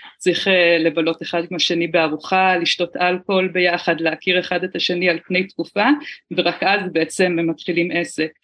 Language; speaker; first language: Hebrew; native; Hebrew